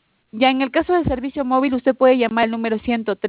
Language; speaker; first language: Spanish; native; Spanish